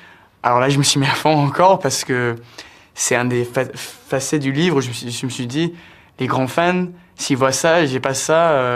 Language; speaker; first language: French; early bilingual, heritage; French